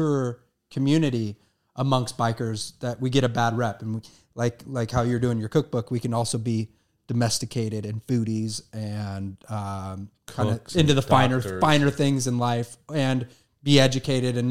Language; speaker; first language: English; native; English